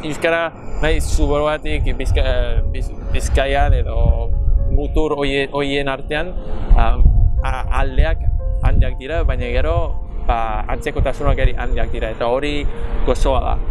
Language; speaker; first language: Basque; non-native, fluent; English